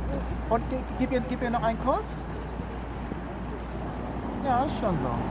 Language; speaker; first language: German; native; German